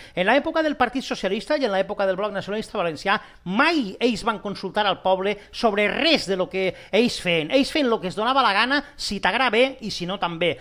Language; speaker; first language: Catalan; non-native, local second language; Spanish